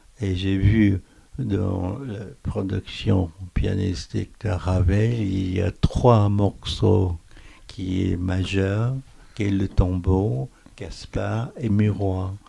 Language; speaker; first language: French; non-native, fluent; Korean